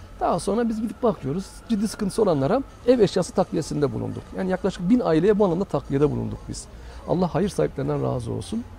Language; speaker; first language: Turkish; native; Turkish